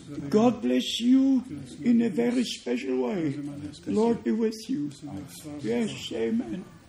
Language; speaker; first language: English; non-native, fluent; German